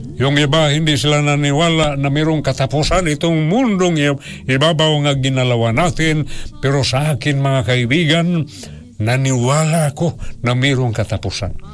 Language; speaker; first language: Filipino; non-native, local second language; Cebuano